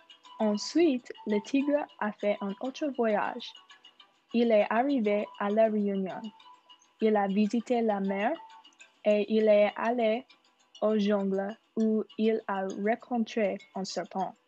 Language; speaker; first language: French; non-native, learner; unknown